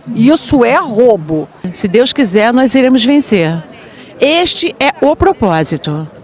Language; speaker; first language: Portuguese; native; Portuguese